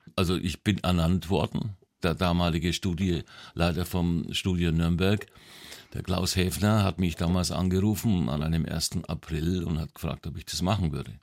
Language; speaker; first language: German; native; German